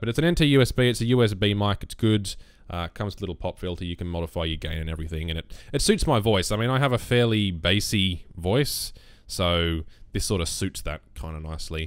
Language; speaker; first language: English; native; English